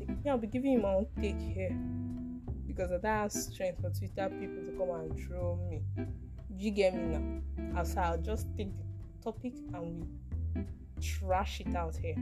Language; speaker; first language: English; non-native, local second language; Igbo